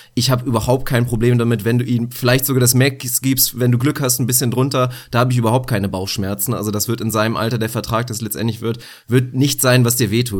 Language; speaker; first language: German; native; German